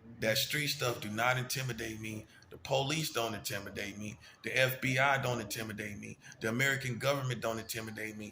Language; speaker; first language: English; native; English